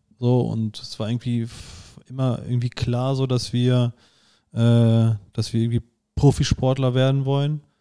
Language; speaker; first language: German; native; German